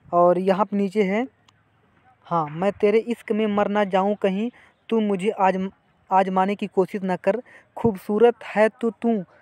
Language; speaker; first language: Hindi; native; Hindi